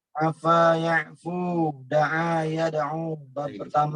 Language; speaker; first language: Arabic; non-native, learner; Indonesian